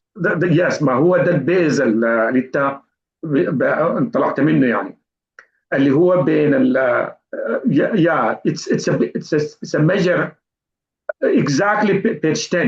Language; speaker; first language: Arabic; native; Arabic